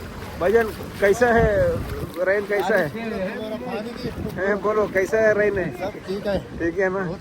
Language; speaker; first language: Hindi; non-native, local second language; Malayalam